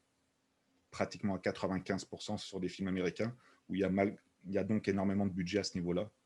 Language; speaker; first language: French; native; French